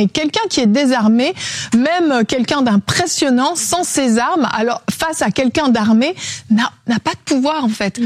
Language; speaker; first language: French; native; French